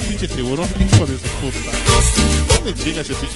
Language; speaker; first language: Spanish; native; Spanish